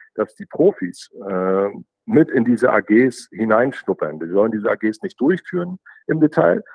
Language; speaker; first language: German; native; German